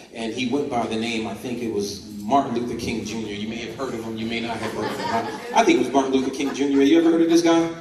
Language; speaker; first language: English; native; English